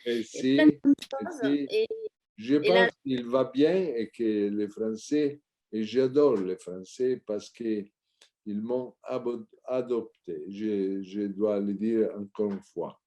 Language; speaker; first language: French; non-native, learner; Italian